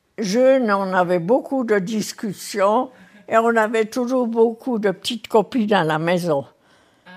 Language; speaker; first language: French; native; French